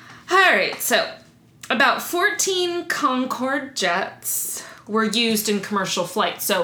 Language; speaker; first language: English; native; English